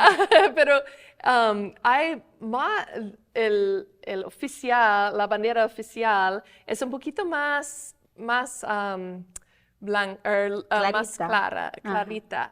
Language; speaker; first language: Spanish; non-native, fluent; English